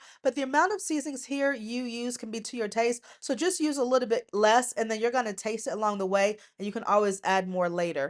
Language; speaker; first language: English; native; English